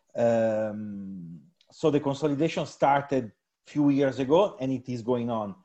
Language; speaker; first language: English; non-native, fluent; Italian